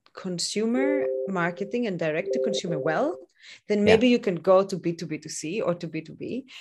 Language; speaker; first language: English; non-native, fluent; Greek